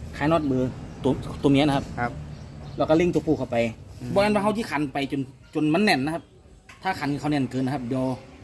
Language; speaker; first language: Thai; native; Thai